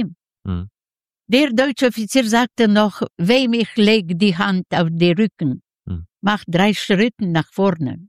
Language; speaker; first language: German; non-native, learner; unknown